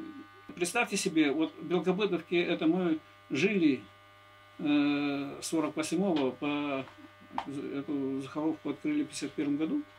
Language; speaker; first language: Russian; native; Russian